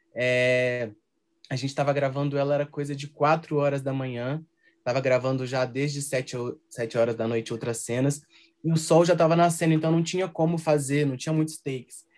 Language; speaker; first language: Portuguese; native; Portuguese